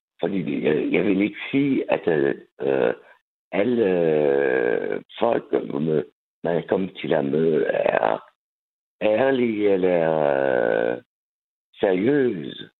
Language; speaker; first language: Danish; non-native, fluent; French